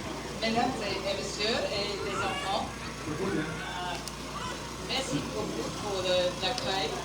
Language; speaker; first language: French; non-native, learner; English